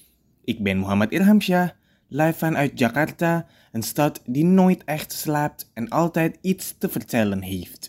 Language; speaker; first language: Dutch; non-native, fluent; Indonesian